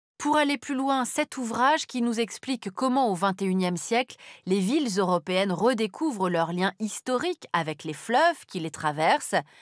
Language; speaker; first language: French; native; French